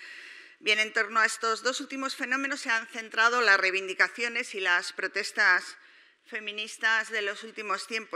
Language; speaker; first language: Spanish; native; Spanish